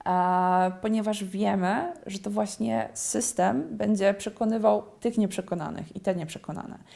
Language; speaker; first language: Polish; native; Polish